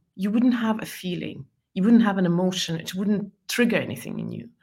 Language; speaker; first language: English; non-native, fluent; Estonian